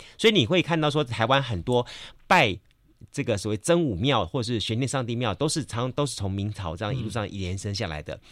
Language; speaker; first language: Chinese; native; Chinese